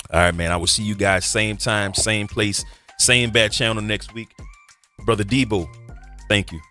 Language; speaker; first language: English; native; English